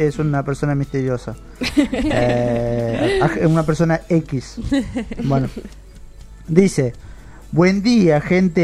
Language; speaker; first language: Spanish; native; Spanish